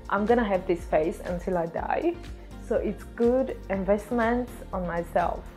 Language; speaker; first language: English; non-native, fluent; Swedish